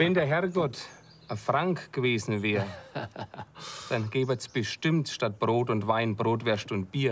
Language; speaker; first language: German; native; German